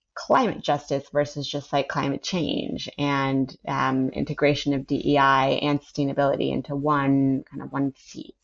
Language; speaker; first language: English; early bilingual, other home language; Spanish